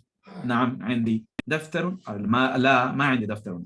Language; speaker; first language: Arabic; non-native, fluent; Bangla